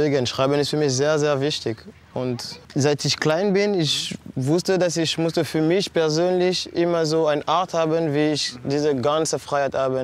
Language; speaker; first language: German; non-native, fluent; French